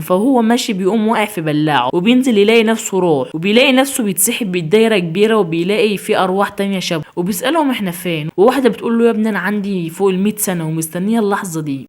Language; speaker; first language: Arabic; native; Arabic